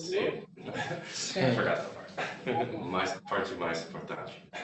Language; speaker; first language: Portuguese; non-native, learner; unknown